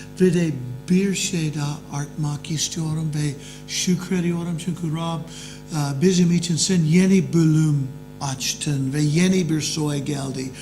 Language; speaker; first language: Turkish; non-native, learner; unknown